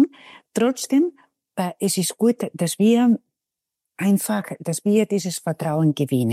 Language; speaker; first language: German; non-native, fluent; Spanish